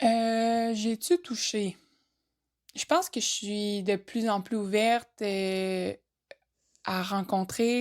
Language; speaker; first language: French; native; French